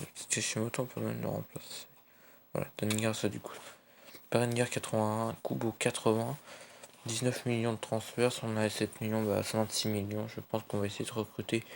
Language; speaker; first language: French; native; French